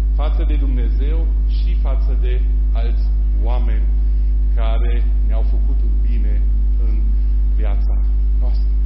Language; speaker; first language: Romanian; non-native, fluent; German